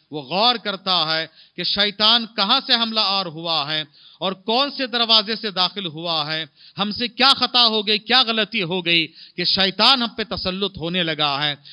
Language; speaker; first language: Urdu; native; Urdu